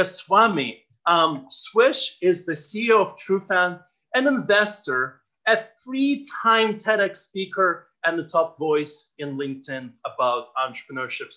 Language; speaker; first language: English; non-native, fluent; Ukrainian